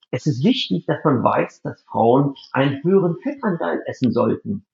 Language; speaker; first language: German; non-native, fluent; English